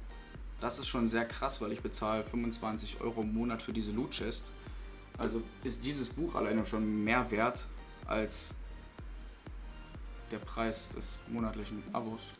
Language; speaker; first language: German; native; German